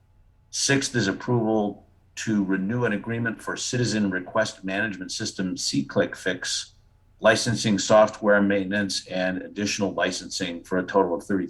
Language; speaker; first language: English; native; English